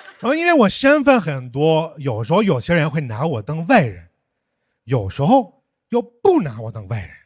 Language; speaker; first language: Chinese; non-native, fluent; English